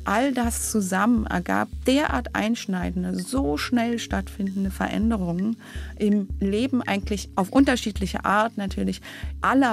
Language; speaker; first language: German; native; German